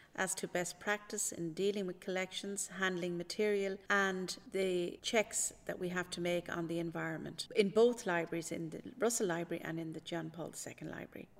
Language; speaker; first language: English; native; English